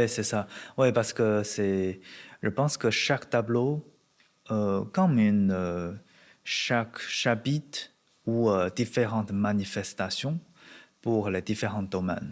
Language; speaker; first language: French; non-native, learner; Chinese